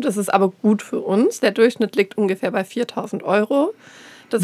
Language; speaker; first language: German; native; German